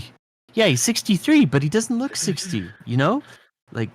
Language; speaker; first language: English; native; English